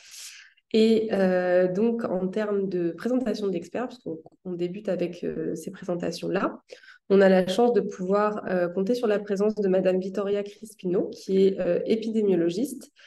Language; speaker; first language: French; native; French